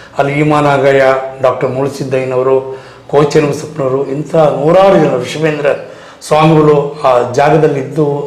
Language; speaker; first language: Kannada; native; Kannada